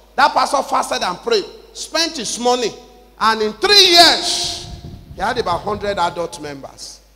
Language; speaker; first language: English; non-native, local second language; Yoruba